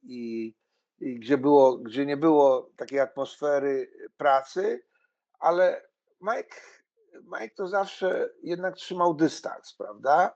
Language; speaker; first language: Polish; native; Polish